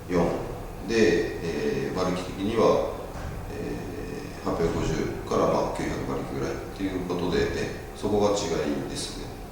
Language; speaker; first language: Japanese; native; Japanese